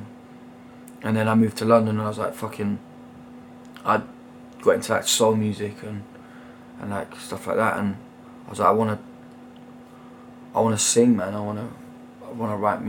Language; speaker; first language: English; native; English